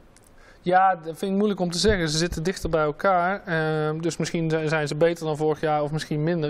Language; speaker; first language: Dutch; native; Dutch